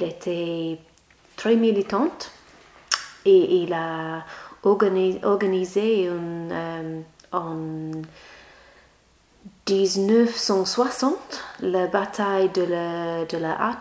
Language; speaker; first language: French; non-native, learner; English